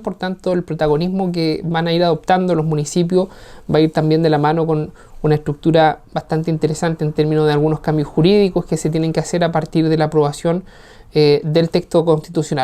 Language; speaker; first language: Spanish; native; Spanish